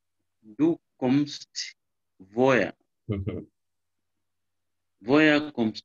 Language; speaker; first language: German; non-native, learner; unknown